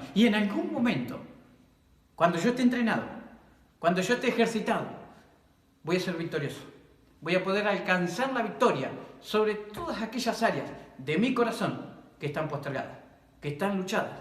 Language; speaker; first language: Spanish; native; Spanish